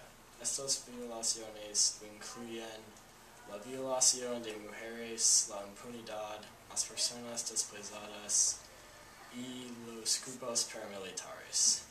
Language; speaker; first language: Spanish; non-native, learner; English